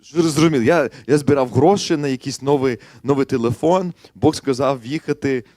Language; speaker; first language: Ukrainian; non-native, fluent; English